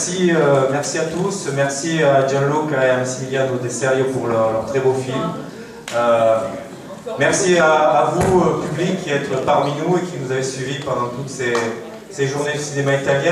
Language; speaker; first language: French; native; French